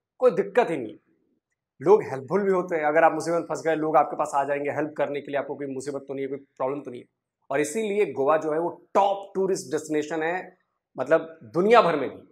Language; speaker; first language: Hindi; native; Hindi